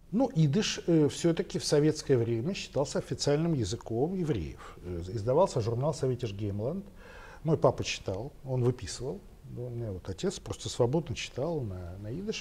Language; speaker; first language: Russian; native; Russian